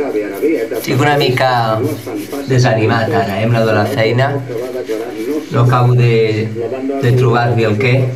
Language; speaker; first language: Catalan; non-native, local second language; Spanish